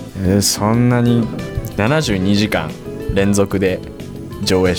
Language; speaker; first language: Japanese; native; Japanese